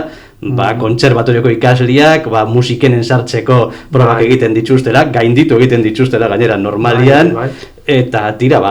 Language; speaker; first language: Basque; native; Basque